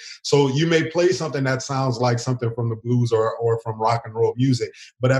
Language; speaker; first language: English; native; English